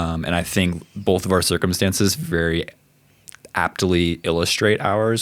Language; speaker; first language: English; native; English